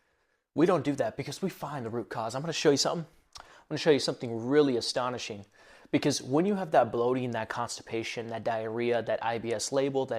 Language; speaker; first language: English; native; English